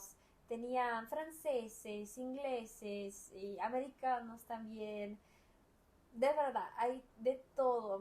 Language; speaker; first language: Spanish; non-native, fluent; Portuguese